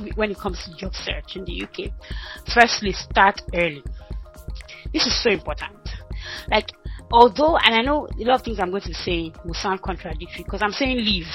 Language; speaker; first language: English; non-native, local second language; Yoruba